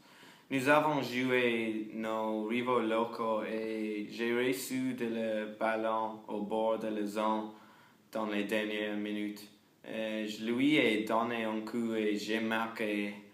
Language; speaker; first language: French; non-native, learner; English